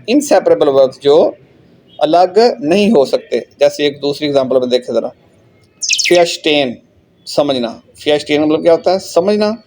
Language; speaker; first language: Urdu; non-native, local second language; Punjabi